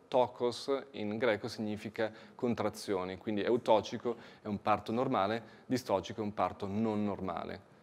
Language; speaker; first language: Italian; native; Italian